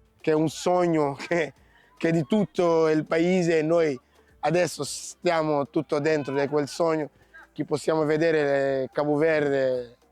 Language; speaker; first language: Italian; non-native, learner; Kabuverdianu